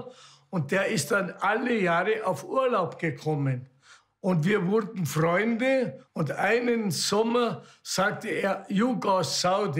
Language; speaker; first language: German; native; German